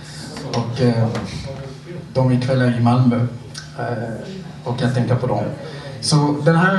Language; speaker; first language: Swedish; non-native, fluent; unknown